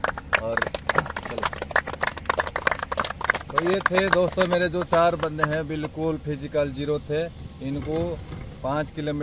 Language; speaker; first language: Hindi; non-native, local second language; Odia